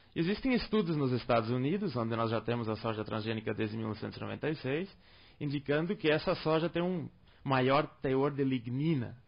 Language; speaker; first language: Portuguese; non-native, local second language; German